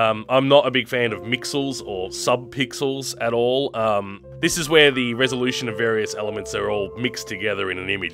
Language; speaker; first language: English; native; English